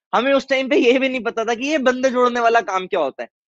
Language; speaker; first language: Hindi; native; Hindi